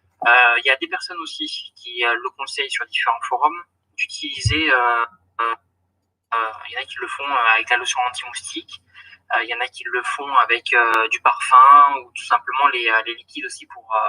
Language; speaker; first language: French; native; French